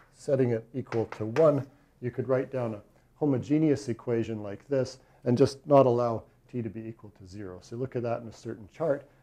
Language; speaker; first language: English; native; English